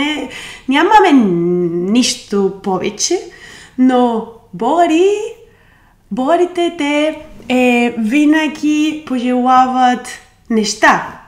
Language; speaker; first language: Bulgarian; non-native, learner; Spanish